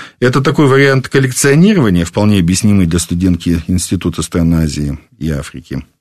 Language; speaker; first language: Russian; native; Russian